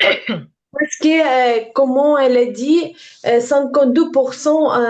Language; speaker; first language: French; non-native, learner; Ukrainian